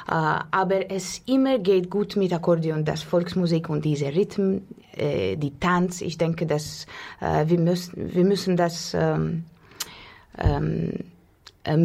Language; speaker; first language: German; non-native, fluent; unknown